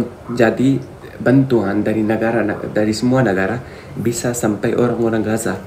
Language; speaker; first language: Indonesian; non-native, fluent; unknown